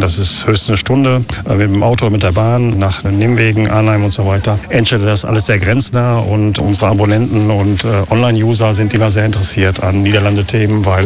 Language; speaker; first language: German; native; German